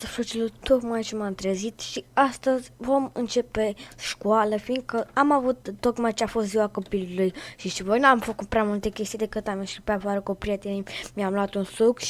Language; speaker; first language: Romanian; native; Romanian